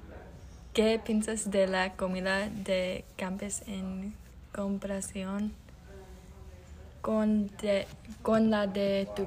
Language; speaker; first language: Spanish; non-native, learner; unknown